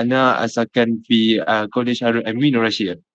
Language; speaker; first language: Arabic; non-native, learner; Malay